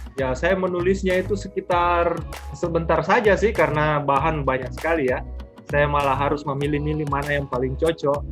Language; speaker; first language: Indonesian; native; Indonesian